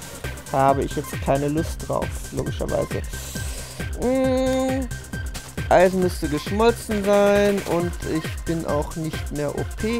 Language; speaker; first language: German; native; German